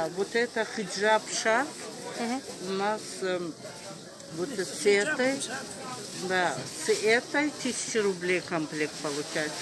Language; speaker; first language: Russian; non-native, learner; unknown